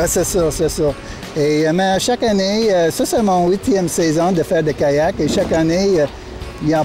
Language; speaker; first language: French; non-native, local second language; English